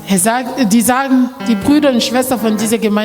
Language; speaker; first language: German; non-native, learner; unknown